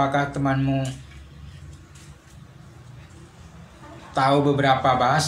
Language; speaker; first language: Indonesian; non-native, local second language; Madurese